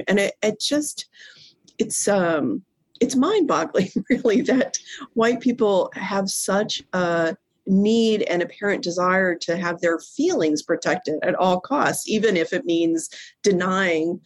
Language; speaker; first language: English; native; English